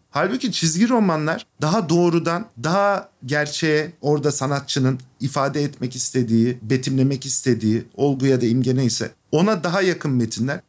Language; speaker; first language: Turkish; native; Turkish